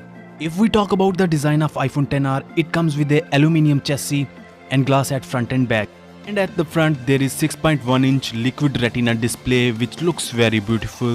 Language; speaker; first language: English; non-native, local second language; Urdu